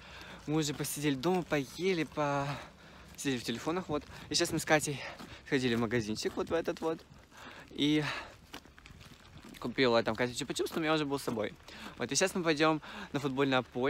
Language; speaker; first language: Russian; native; Russian